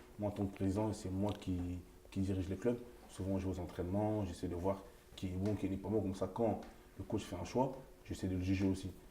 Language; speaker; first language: French; early bilingual, other home language; Lingala